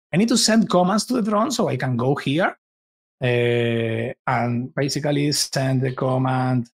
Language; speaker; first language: English; non-native, fluent; Spanish